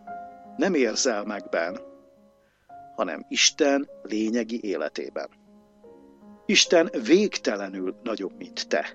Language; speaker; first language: Hungarian; native; Hungarian